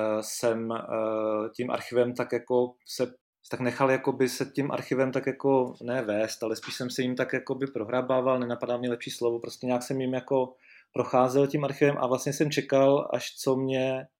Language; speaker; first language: Czech; native; Czech